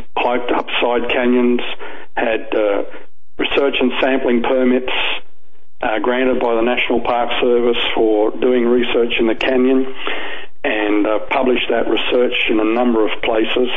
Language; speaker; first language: English; native; English